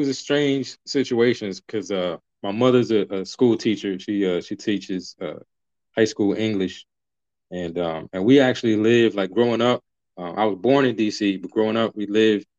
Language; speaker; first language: English; native; English